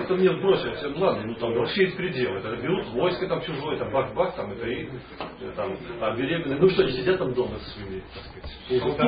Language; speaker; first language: Russian; native; Russian